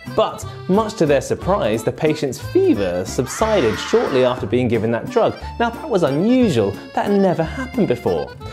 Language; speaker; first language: English; native; English